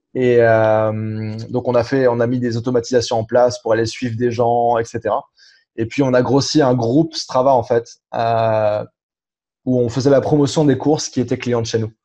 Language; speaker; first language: French; native; French